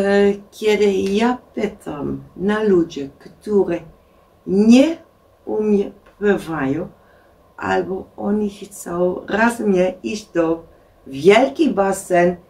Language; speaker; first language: Polish; non-native, learner; Dutch